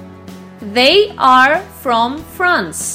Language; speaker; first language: English; non-native, fluent; Russian